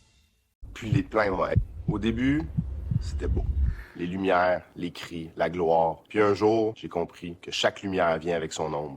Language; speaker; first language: French; native; French